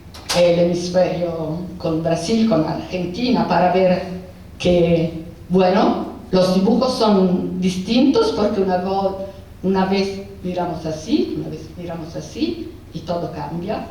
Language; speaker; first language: Spanish; non-native, fluent; Italian